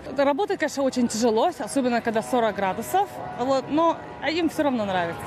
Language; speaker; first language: Russian; native; Russian